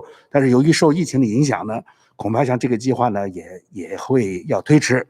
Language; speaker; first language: Chinese; native; Chinese